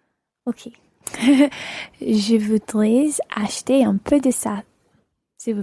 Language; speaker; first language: French; non-native, learner; English